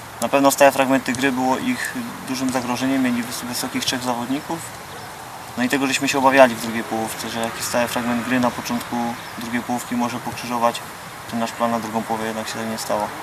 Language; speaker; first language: Polish; native; Polish